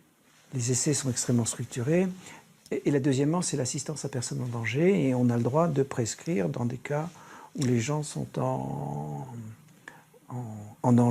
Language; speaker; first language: French; native; French